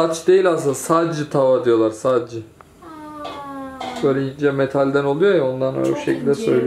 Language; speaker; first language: Turkish; native; Turkish